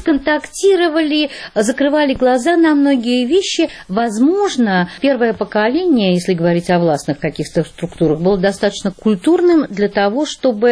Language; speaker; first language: Russian; native; Russian